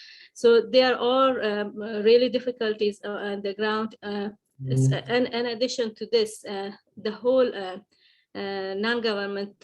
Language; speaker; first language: English; non-native, fluent; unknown